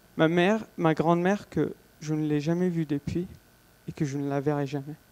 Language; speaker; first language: French; non-native, fluent; Arabic